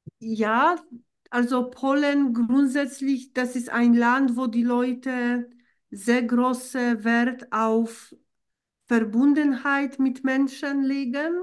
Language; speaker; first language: German; non-native, fluent; Polish